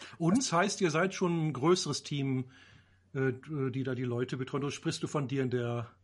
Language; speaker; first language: German; native; German